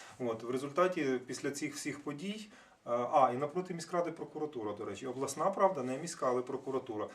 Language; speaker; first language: Ukrainian; native; Ukrainian